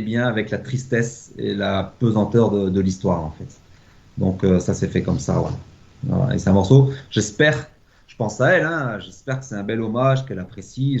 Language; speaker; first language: French; native; French